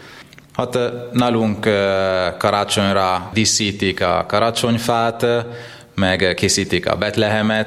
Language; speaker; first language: Hungarian; non-native, fluent; Italian